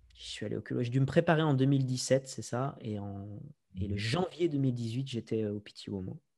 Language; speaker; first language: French; native; French